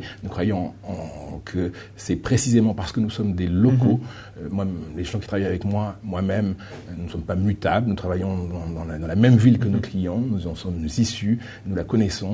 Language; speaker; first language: French; native; French